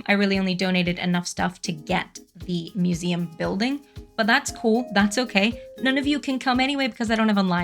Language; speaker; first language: English; native; English